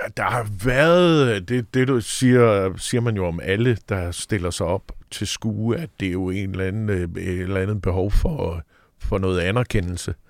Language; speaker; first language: Danish; native; Danish